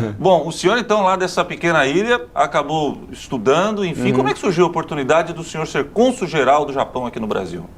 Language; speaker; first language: Portuguese; native; Portuguese